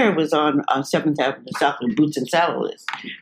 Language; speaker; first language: English; native; English